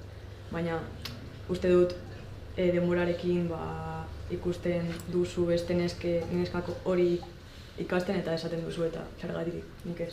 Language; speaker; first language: Basque; non-native, local second language; Spanish